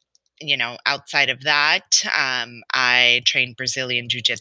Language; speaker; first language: English; native; English